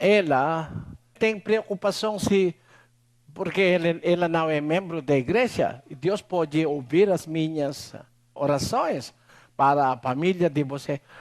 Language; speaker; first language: Portuguese; non-native, learner; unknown